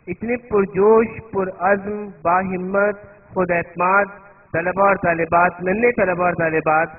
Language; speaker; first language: Urdu; native; Urdu